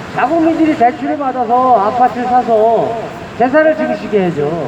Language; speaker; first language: Korean; native; Korean